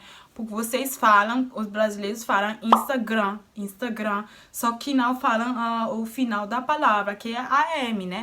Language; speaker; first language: Portuguese; non-native, fluent; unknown